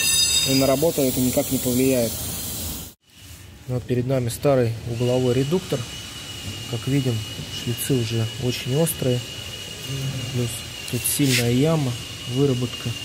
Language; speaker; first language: Russian; native; Russian